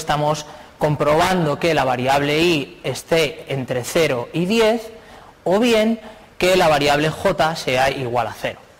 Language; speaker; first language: Spanish; native; Spanish